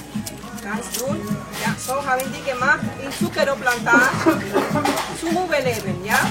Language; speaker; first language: German; non-native, fluent; French